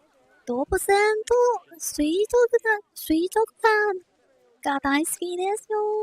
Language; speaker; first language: Japanese; non-native, learner; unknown